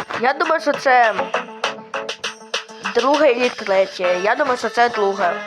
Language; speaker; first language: Ukrainian; non-native, local second language; Russian